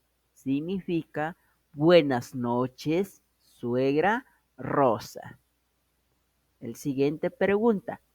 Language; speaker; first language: Spanish; non-native, local second language; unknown